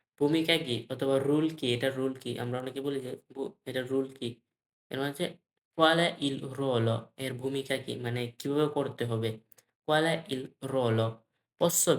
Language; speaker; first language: Bangla; native; Bangla